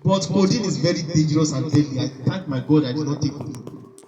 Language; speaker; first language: English; non-native, local second language; Yoruba